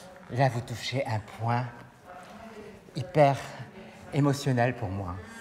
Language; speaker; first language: French; native; French